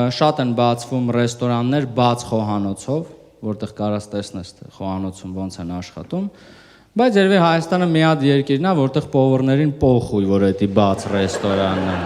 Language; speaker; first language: Armenian; early bilingual, heritage; Armenian